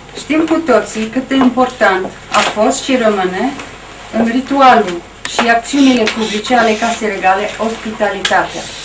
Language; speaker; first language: Romanian; non-native, fluent; English